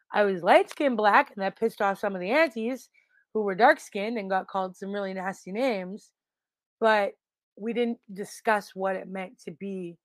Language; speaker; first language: English; native; English